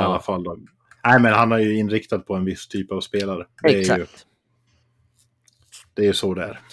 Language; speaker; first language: Swedish; native; Swedish